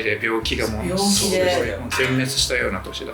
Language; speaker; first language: Japanese; native; Japanese